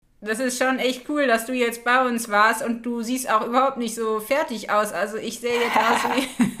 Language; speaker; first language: German; native; German